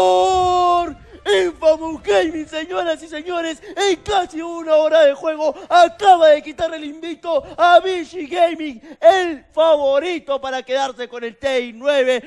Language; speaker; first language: Spanish; native; Spanish